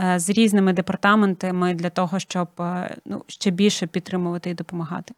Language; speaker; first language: Ukrainian; native; Ukrainian